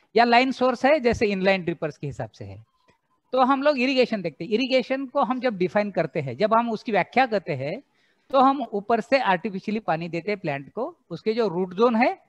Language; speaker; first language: Hindi; non-native, local second language; Marathi